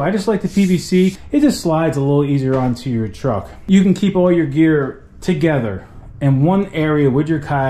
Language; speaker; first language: English; native; English